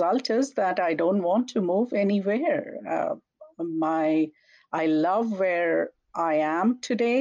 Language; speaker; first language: English; non-native, local second language; Hindi